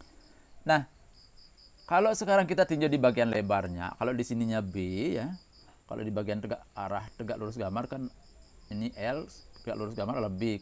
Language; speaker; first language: Indonesian; native; Indonesian